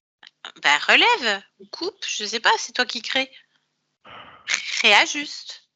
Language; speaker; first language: French; native; French